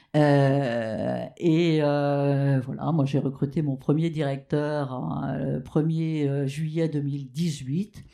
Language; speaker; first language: French; native; French